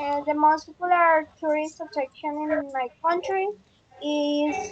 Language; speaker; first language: English; non-native, learner; Spanish